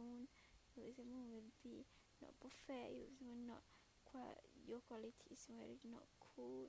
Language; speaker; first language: English; non-native, learner; Malay